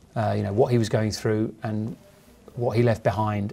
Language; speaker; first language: English; native; English